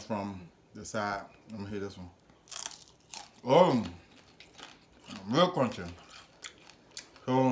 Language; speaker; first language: English; native; English